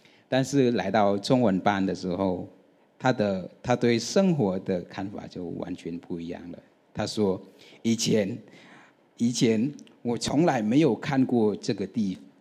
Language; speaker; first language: Chinese; non-native, fluent; Vietnamese